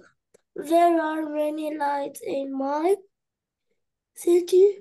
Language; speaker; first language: English; non-native, learner; Arabic